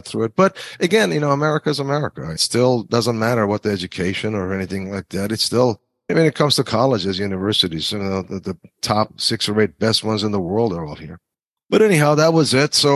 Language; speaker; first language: English; non-native, fluent; Persian